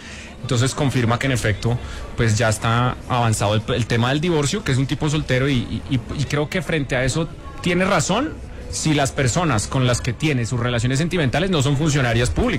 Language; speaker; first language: Spanish; native; Spanish